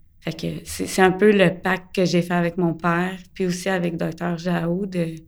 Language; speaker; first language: French; early bilingual, other home language; English